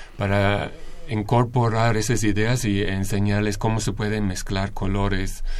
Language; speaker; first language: Spanish; non-native, fluent; English